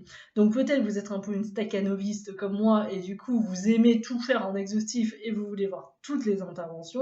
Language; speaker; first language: French; native; French